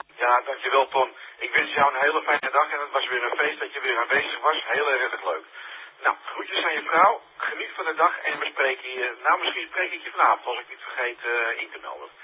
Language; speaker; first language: Dutch; native; Dutch